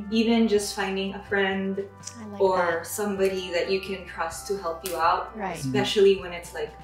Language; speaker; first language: English; non-native, local second language; Filipino